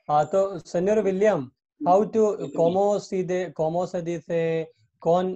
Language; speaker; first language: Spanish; non-native, learner; Hindi